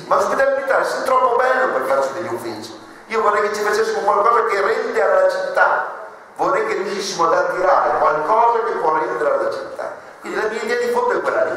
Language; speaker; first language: Italian; native; Italian